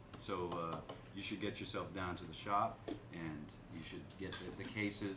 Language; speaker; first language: English; native; English